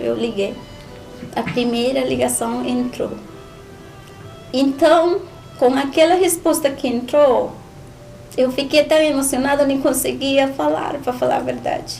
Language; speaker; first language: Portuguese; non-native, learner; Spanish